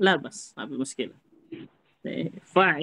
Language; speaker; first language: Arabic; non-native, fluent; Indonesian